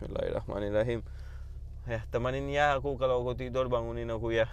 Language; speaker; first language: Indonesian; non-native, fluent; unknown